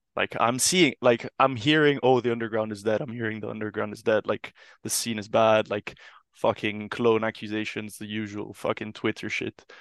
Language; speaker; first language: English; non-native, fluent; Italian